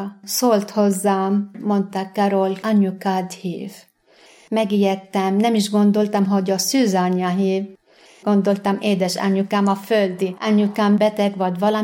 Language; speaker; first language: Hungarian; non-native, learner; Arabic